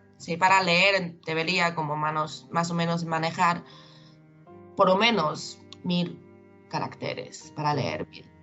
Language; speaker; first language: Spanish; non-native, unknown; Chinese